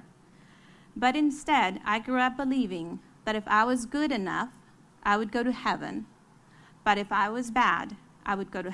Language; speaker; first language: English; early bilingual, other home language; Spanish